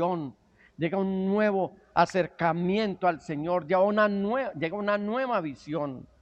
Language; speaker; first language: Spanish; native; Spanish